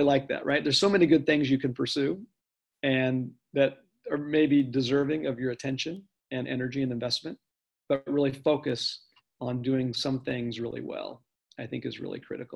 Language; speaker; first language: English; native; English